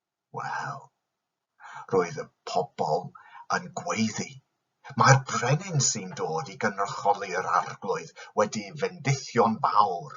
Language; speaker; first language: Welsh; non-native, fluent; English